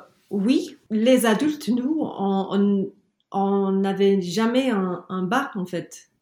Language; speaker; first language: French; non-native, fluent; English